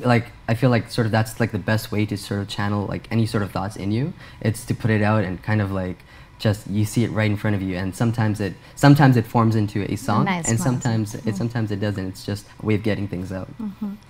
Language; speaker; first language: English; native; English